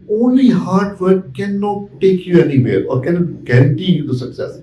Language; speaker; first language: English; non-native, local second language; Urdu